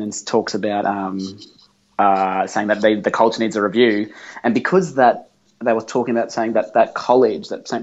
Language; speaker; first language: English; native; English